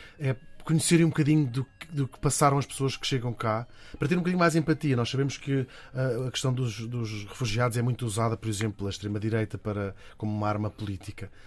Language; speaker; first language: Portuguese; native; Portuguese